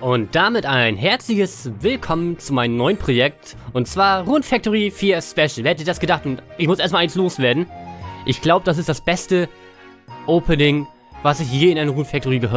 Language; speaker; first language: German; native; German